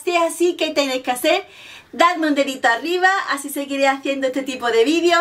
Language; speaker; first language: Spanish; native; Spanish